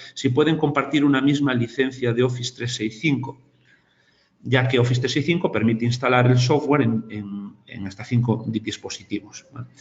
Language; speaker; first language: Spanish; native; Spanish